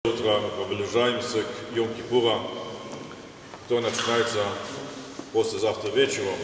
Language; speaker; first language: Russian; non-native, fluent; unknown